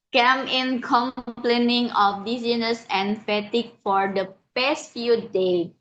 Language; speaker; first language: English; non-native, learner; Indonesian